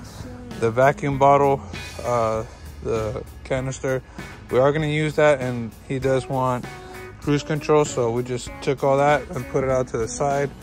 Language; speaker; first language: English; native; English